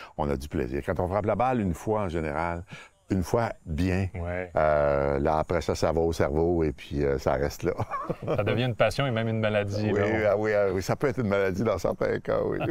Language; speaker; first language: French; native; French